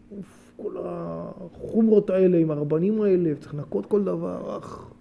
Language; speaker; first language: Hebrew; native; Hebrew